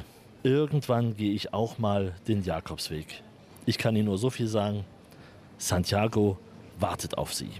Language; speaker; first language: German; native; German